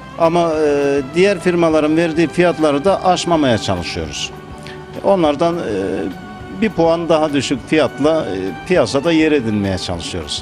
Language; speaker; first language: Turkish; native; Turkish